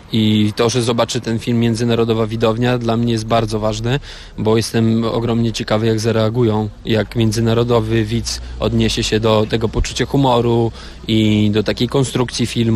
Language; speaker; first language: Polish; native; Polish